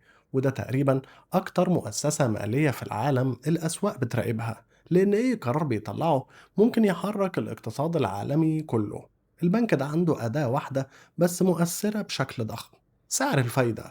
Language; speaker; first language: Arabic; native; Arabic